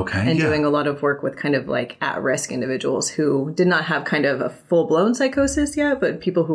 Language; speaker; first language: English; native; English